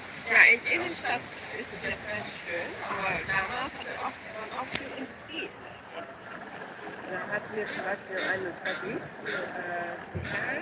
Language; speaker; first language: German; non-native, learner; Dutch